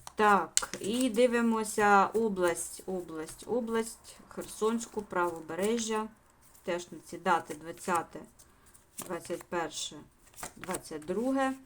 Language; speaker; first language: Ukrainian; native; Ukrainian